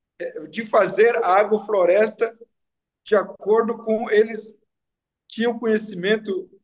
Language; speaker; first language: Portuguese; non-native, local second language; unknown